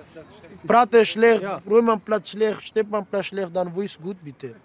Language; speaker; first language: German; non-native, learner; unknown